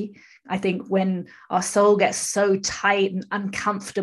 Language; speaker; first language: English; native; English